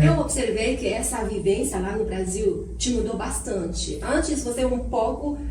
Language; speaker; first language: Portuguese; non-native, fluent; Chinese